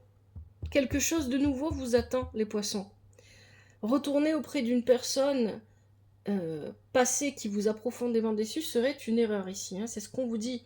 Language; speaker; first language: French; native; French